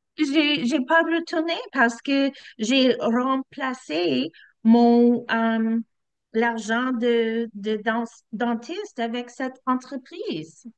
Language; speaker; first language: French; non-native, learner; English